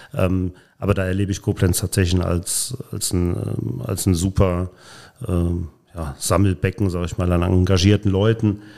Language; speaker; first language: German; native; German